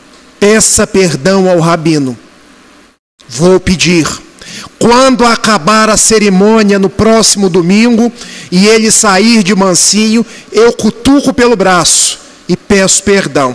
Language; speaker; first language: Portuguese; native; Portuguese